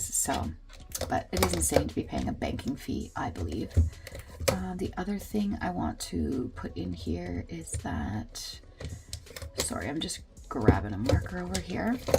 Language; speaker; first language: English; native; English